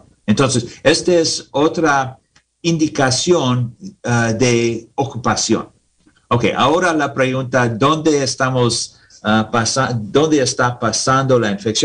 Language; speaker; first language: Spanish; non-native, learner; English